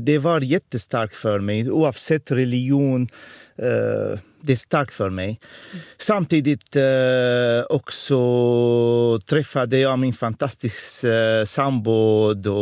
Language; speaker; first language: Swedish; non-native, fluent; Arabic